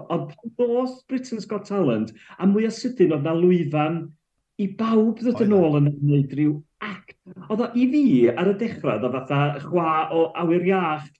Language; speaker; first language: Welsh; native; Welsh